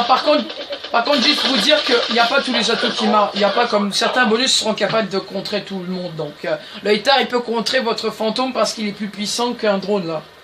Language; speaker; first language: French; native; French